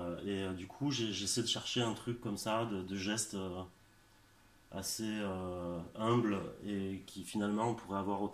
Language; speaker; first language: French; native; French